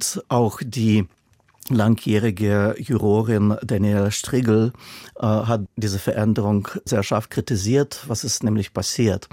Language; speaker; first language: German; non-native, fluent; Russian